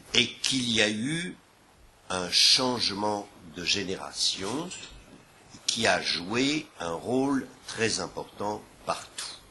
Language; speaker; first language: French; native; French